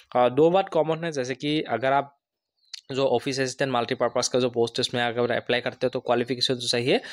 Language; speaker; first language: Hindi; non-native, local second language; Assamese